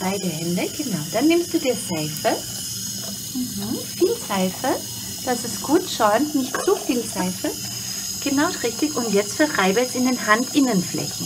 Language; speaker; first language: German; native; German